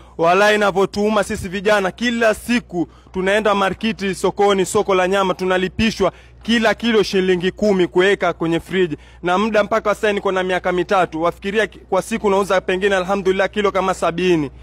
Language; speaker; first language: Swahili; native; Swahili